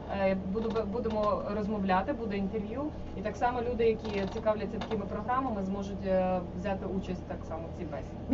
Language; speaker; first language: Ukrainian; native; Ukrainian